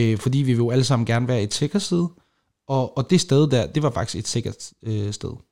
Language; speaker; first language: Danish; early bilingual, other home language; Kurdish